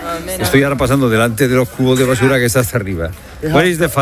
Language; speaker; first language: Spanish; native; Spanish